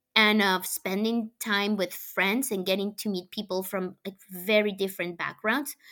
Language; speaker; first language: English; non-native, fluent; Spanish